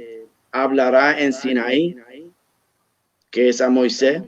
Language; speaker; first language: Spanish; early bilingual, heritage; Spanish